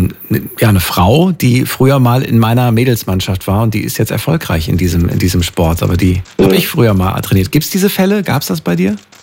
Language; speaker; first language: German; native; German